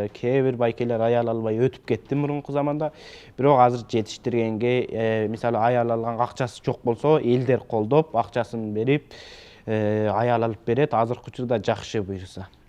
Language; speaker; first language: Kyrgyz; early bilingual, heritage; Kyrgyz